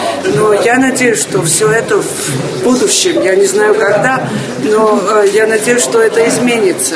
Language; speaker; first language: Russian; non-native, fluent; Georgian